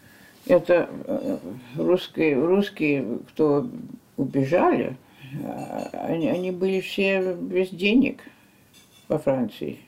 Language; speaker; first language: Russian; early bilingual, heritage; French